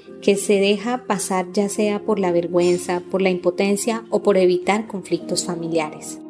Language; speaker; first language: Spanish; native; Spanish